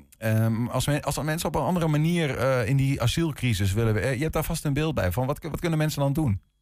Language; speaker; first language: Dutch; native; Dutch